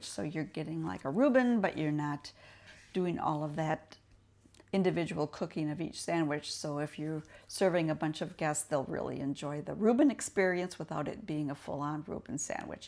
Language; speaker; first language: English; native; English